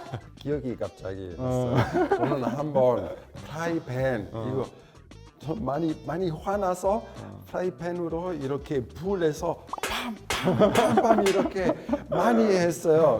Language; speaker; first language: Korean; non-native, fluent; Italian